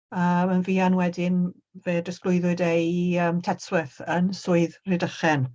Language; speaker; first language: Welsh; native; Welsh